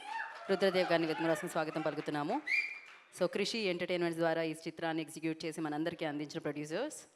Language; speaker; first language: Telugu; native; Telugu